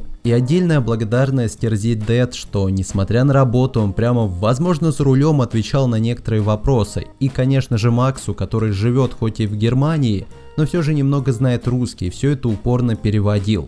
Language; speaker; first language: Russian; native; Russian